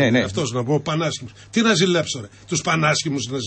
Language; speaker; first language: Greek; native; Greek